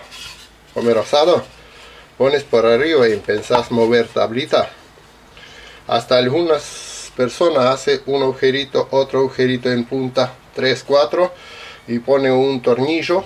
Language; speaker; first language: Spanish; non-native, learner; Russian